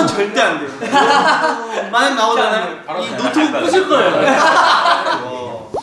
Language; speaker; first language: Korean; native; Korean